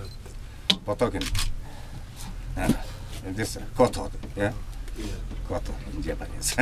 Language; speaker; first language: English; non-native, learner; Mongolian